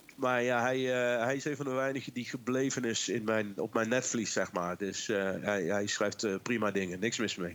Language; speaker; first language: Dutch; native; Dutch